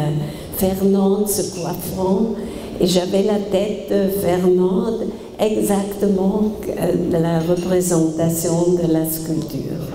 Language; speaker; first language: French; non-native, fluent; German